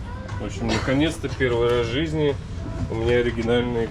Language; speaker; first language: Russian; native; Russian